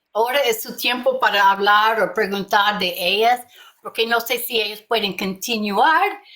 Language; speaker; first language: Spanish; non-native, learner; English